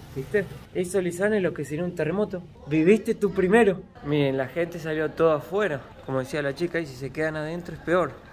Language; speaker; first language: Spanish; native; Spanish